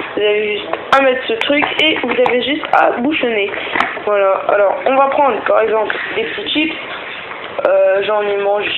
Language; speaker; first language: French; native; French